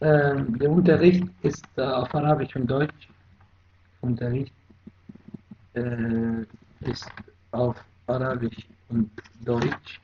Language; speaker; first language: German; non-native, fluent; Arabic